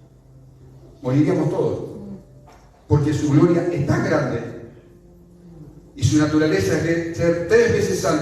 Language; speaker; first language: Spanish; native; Spanish